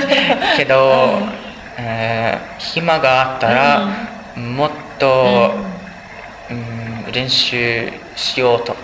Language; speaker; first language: Japanese; non-native, learner; English